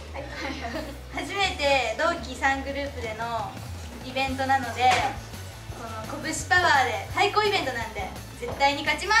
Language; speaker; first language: Japanese; native; Japanese